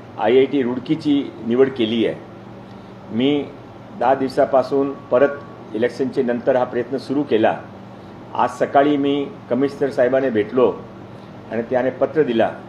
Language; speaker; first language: Marathi; non-native, local second language; Hindi